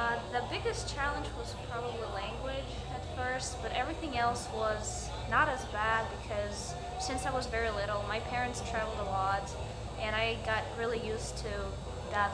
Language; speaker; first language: English; non-native, fluent; Russian